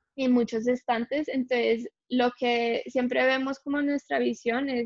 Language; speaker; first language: Spanish; early bilingual, heritage; English